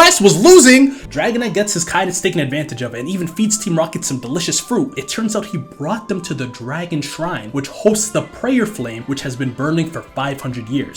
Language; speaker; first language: English; native; English